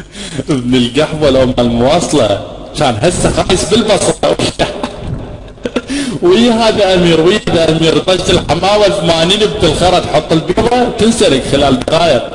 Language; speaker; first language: Arabic; native; Arabic